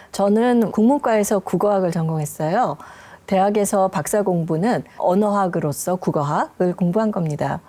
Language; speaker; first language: Korean; native; Korean